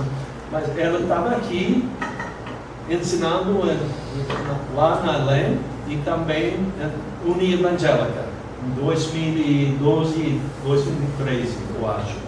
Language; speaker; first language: Portuguese; non-native, fluent; English